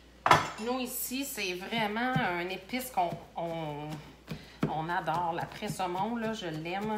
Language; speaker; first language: French; native; French